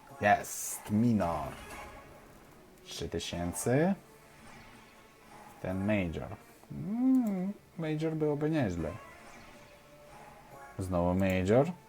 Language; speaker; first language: Polish; non-native, fluent; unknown